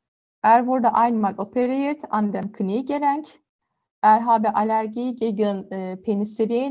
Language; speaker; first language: German; non-native, learner; Turkish